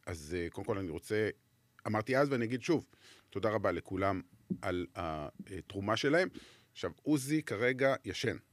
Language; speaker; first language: Hebrew; native; Hebrew